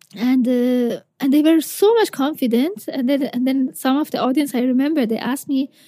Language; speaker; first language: English; non-native, fluent; Persian